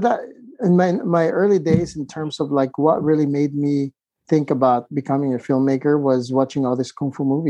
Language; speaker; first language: English; non-native, local second language; Filipino